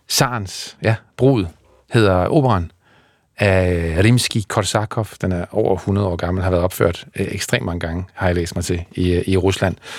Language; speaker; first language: Danish; native; Danish